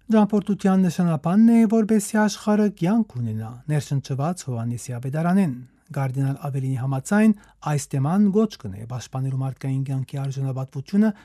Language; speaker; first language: Armenian; native; Armenian